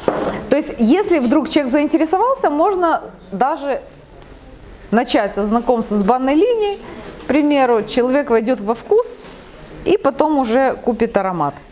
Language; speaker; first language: Russian; native; Russian